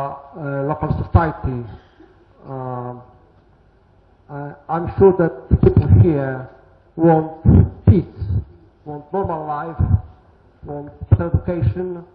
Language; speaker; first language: English; non-native, learner; Polish